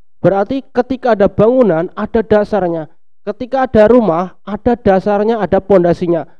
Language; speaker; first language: Indonesian; non-native, local second language; Javanese